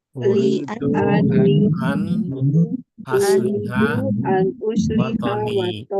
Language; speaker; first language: Arabic; non-native, learner; Indonesian